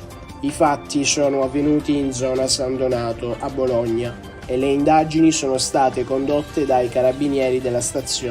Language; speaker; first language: Italian; native; Italian